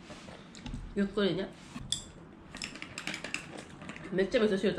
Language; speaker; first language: Japanese; native; Japanese